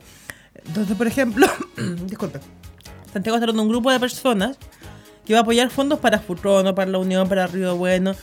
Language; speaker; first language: Spanish; native; Spanish